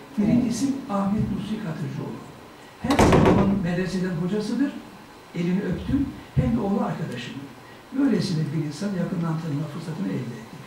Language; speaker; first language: Turkish; native; Turkish